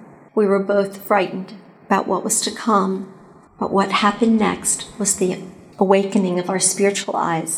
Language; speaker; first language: English; native; English